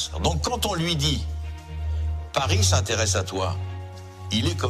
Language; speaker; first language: French; native; French